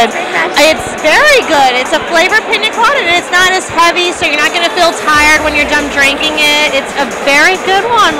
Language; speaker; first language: English; native; English